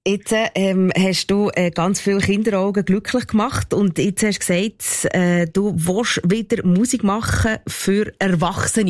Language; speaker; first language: German; native; German